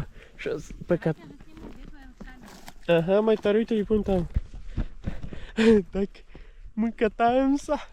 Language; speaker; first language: Russian; non-native, learner; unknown